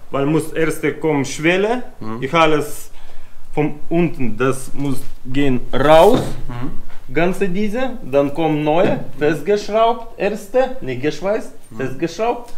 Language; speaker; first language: German; non-native, learner; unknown